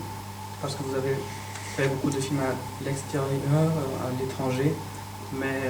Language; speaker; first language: French; non-native, fluent; German